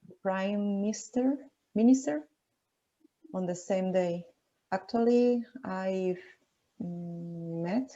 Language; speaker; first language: English; non-native, learner; Spanish